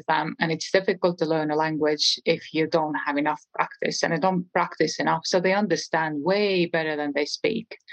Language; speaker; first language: English; non-native, fluent; Estonian